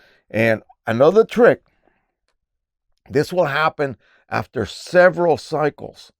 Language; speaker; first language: English; native; English